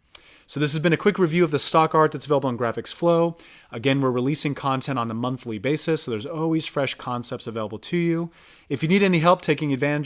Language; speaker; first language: English; native; English